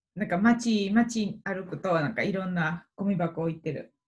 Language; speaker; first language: Japanese; non-native, fluent; Georgian